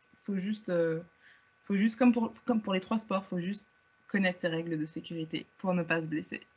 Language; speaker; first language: French; native; French